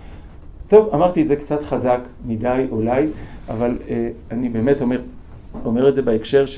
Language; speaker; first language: Hebrew; native; Hebrew